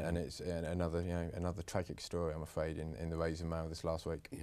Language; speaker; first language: English; native; English